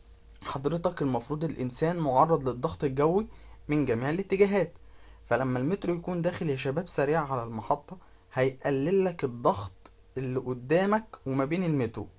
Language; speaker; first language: Arabic; native; Arabic